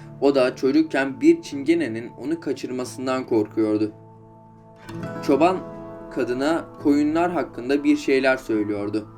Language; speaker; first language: Turkish; native; Turkish